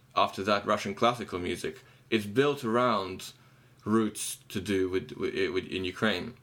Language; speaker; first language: English; non-native, fluent; Ukrainian